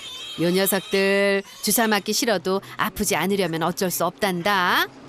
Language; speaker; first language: Korean; native; Korean